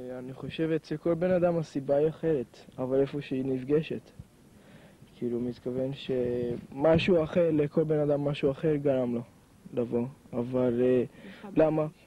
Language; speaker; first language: Hebrew; non-native, fluent; Hungarian